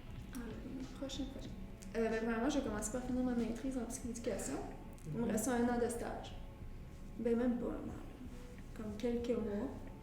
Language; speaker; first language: French; native; French